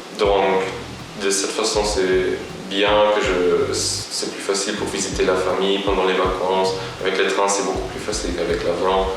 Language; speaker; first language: French; non-native, local second language; Luxembourgish